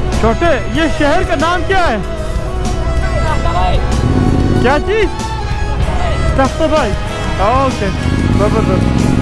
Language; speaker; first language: Hindi; early bilingual, heritage; Urdu